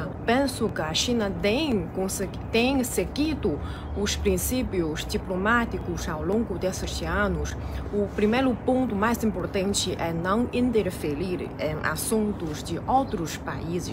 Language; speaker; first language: Portuguese; non-native, fluent; Chinese